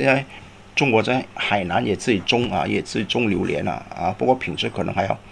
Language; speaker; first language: Chinese; native; Chinese